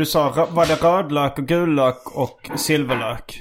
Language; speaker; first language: Swedish; native; Swedish